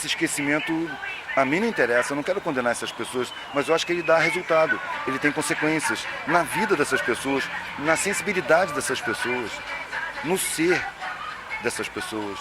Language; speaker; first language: Portuguese; native; Portuguese